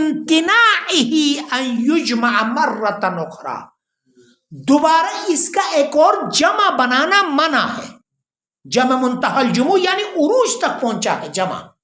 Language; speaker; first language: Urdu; non-native, local second language; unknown